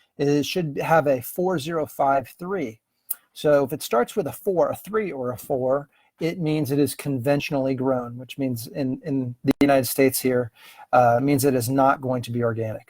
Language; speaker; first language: English; native; English